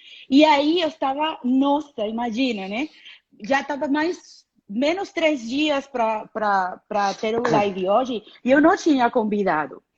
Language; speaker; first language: Portuguese; non-native, fluent; Spanish